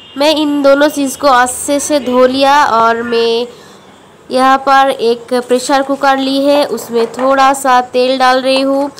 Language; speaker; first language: Hindi; non-native, local second language; Bangla